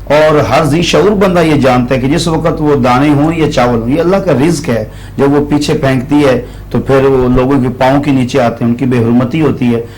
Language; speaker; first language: Urdu; non-native, local second language; Punjabi